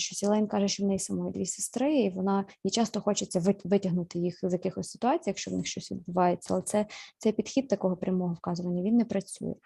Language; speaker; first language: Ukrainian; native; Ukrainian